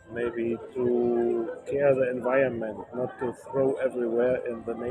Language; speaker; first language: English; non-native, learner; German